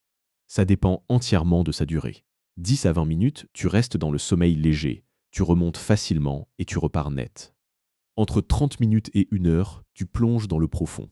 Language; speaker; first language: French; native; French